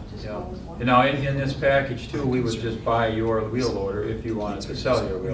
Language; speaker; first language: English; native; English